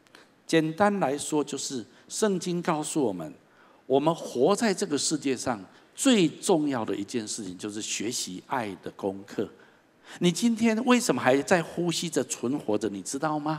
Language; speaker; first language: Chinese; native; Chinese